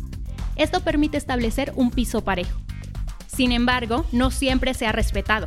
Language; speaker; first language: Spanish; native; Spanish